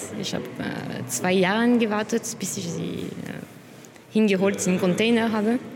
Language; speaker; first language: German; non-native, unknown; French